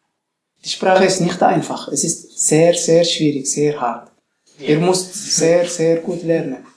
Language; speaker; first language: German; non-native, learner; Tigrinya